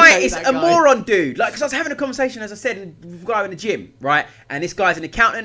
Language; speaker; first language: English; native; English